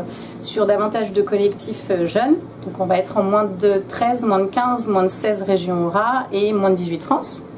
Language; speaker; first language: French; native; French